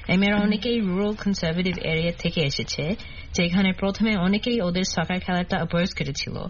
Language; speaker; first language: Bangla; early bilingual, heritage; Bangla